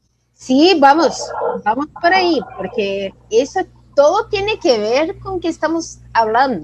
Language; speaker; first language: Spanish; non-native, fluent; Portuguese